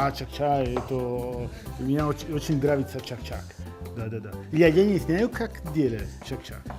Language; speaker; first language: Russian; non-native, learner; Italian